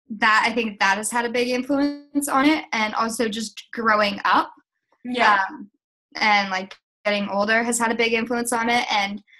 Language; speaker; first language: English; native; English